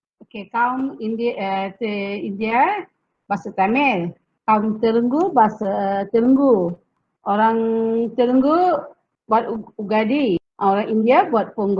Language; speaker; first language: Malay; non-native, local second language; Telugu